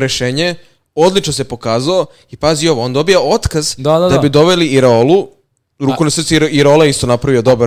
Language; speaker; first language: Serbian; native; Serbian